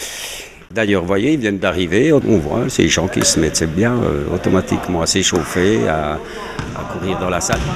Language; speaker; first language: French; native; French